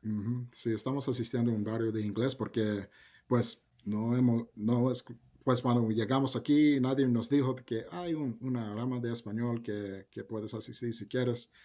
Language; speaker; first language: Spanish; early bilingual, heritage; Spanish